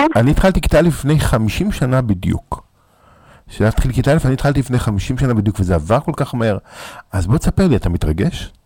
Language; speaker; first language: Hebrew; native; Hebrew